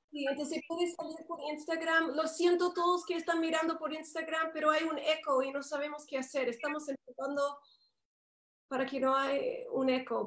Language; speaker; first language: Spanish; non-native, fluent; English